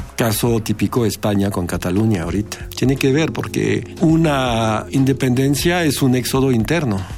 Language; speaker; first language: Spanish; non-native, fluent; French